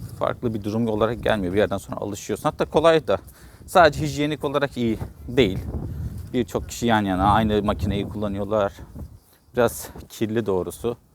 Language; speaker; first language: Turkish; native; Turkish